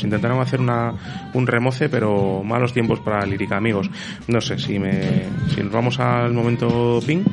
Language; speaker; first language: Spanish; native; Spanish